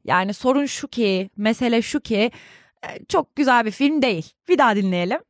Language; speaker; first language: Turkish; native; Turkish